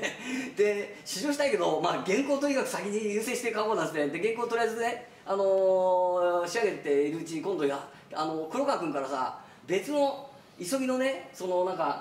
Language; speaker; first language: Japanese; native; Japanese